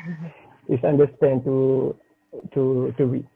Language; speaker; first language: English; non-native, learner; Malay